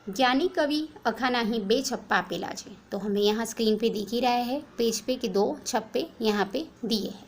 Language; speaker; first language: Hindi; non-native, local second language; Gujarati